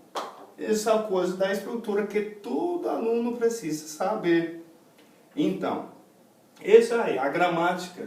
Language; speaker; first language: Portuguese; non-native, fluent; English